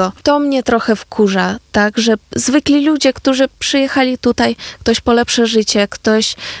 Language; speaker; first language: Polish; non-native, fluent; Ukrainian